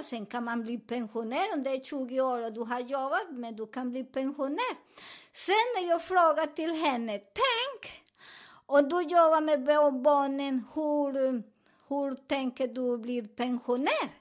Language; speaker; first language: Swedish; non-native, fluent; Spanish